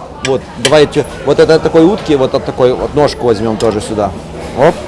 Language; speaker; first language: Russian; native; Russian